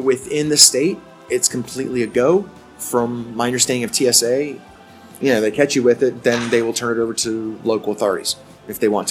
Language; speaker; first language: English; native; English